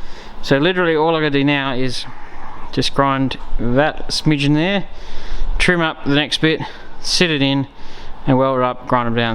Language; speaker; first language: English; native; English